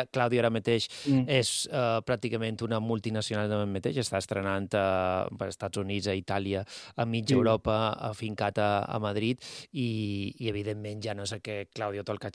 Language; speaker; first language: Catalan; native; Catalan